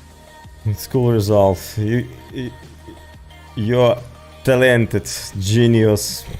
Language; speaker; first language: English; non-native, learner; Ukrainian